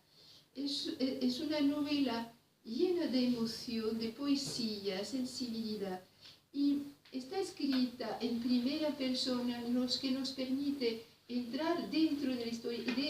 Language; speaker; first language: Spanish; non-native, fluent; French